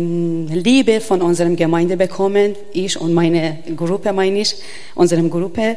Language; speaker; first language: German; non-native, learner; Persian